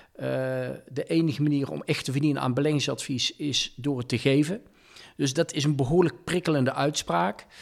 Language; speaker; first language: Dutch; native; Dutch